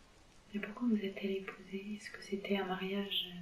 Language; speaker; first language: French; native; French